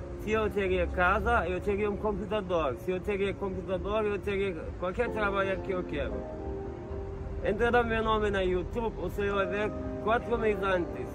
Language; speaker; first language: Portuguese; non-native, fluent; Turkish